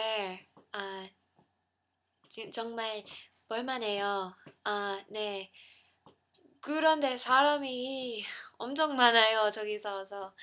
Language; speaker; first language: Korean; non-native, learner; English